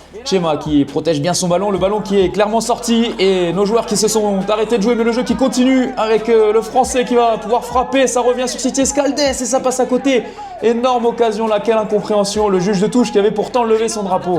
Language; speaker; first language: French; native; French